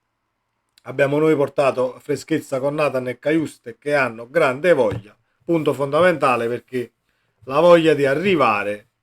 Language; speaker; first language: Italian; native; Italian